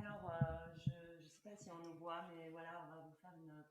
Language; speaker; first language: French; native; French